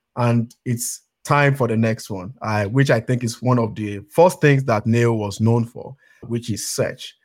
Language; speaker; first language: English; non-native, local second language; Yoruba